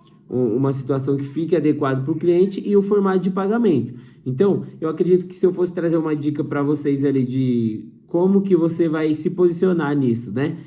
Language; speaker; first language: Portuguese; native; Portuguese